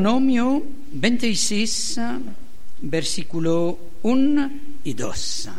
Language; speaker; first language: Spanish; non-native, fluent; French